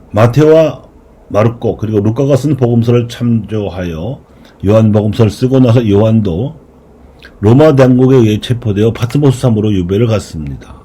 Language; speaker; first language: Korean; native; Korean